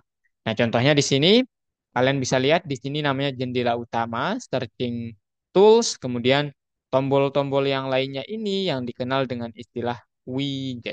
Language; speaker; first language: Indonesian; native; Indonesian